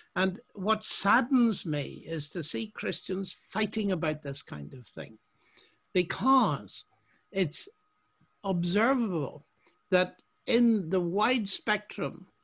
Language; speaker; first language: English; native; English